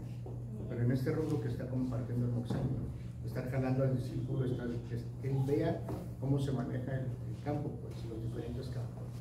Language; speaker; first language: Spanish; native; Spanish